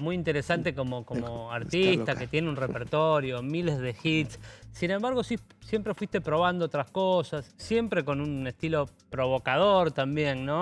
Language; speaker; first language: Spanish; native; Spanish